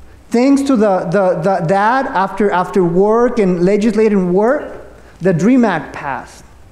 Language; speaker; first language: English; non-native, fluent; Spanish